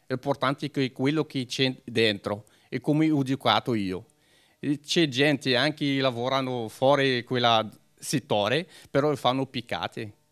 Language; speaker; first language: Italian; non-native, learner; Arabic